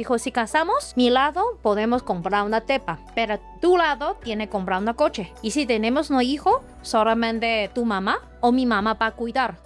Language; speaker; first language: Spanish; non-native, learner; Chinese